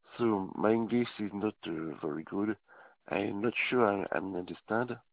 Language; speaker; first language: English; non-native, learner; French